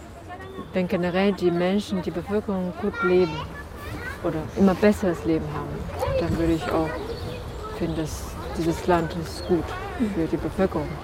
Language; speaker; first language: German; non-native, fluent; Chinese